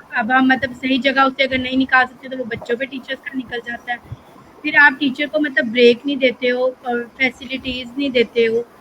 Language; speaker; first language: Urdu; native; Urdu